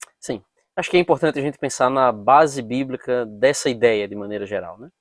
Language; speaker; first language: Portuguese; native; Portuguese